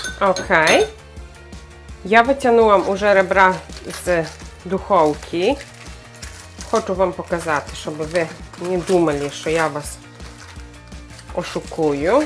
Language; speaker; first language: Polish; non-native, learner; Ukrainian